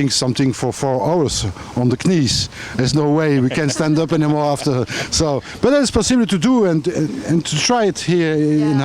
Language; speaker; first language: English; non-native, fluent; French